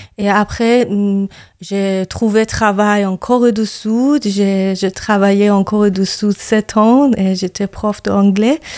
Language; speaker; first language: French; non-native, learner; Persian